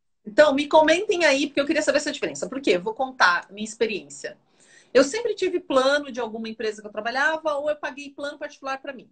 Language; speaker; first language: Portuguese; native; Portuguese